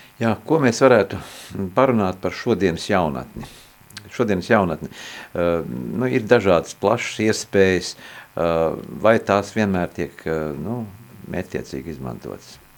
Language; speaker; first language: Latvian; native; Latvian